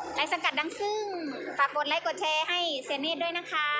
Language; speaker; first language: Thai; native; Thai